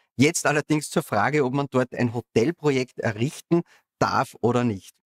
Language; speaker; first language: German; native; German